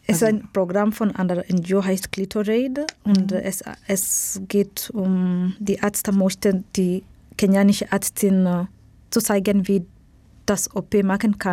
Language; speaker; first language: German; non-native, learner; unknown